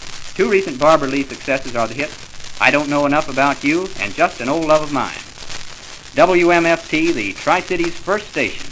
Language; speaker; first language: English; native; English